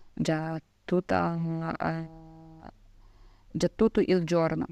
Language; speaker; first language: Italian; non-native, fluent; Ukrainian